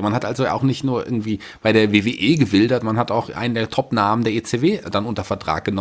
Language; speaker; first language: German; native; German